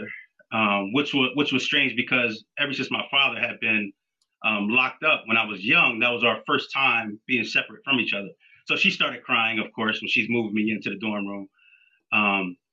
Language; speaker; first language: English; native; English